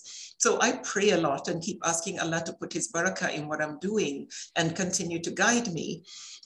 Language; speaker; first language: English; native; English